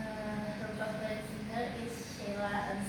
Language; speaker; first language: English; non-native, learner; Indonesian